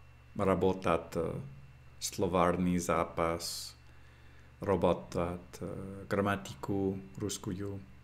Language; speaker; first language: Russian; non-native, learner; English